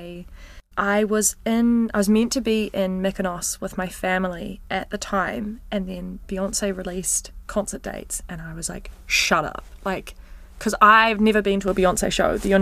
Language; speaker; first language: English; native; English